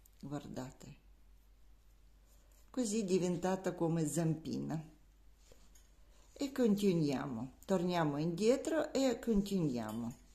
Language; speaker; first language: Italian; non-native, learner; Russian